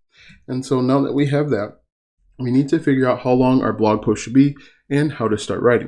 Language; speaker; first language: English; native; English